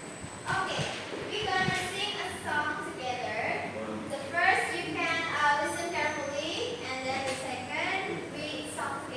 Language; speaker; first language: English; non-native, learner; Indonesian